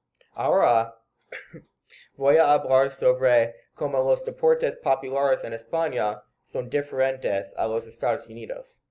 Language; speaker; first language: Spanish; non-native, learner; English